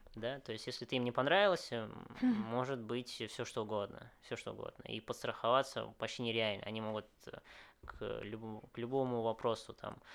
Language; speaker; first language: Russian; early bilingual, other home language; Vietnamese